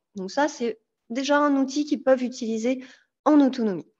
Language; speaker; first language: French; native; French